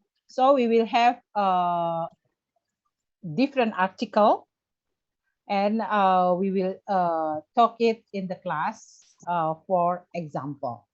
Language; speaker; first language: English; non-native, fluent; Indonesian